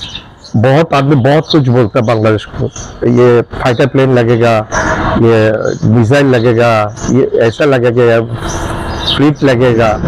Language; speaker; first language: Hindi; non-native, learner; Bangla